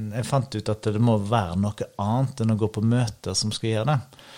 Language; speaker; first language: Norwegian; native; Norwegian